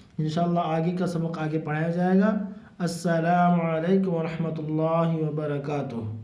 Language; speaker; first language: Urdu; native; Urdu